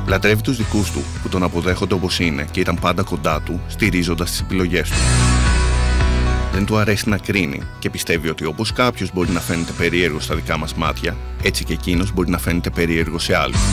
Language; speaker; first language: Greek; native; Greek